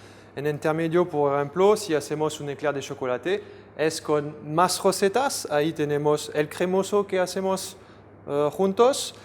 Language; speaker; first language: Spanish; non-native, fluent; French